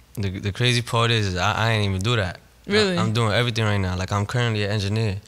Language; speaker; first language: English; native; English